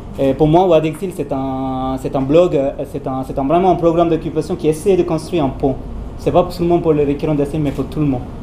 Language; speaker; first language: French; non-native, learner; Tamil